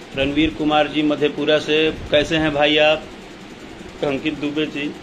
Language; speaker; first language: Hindi; non-native, local second language; Bhojpuri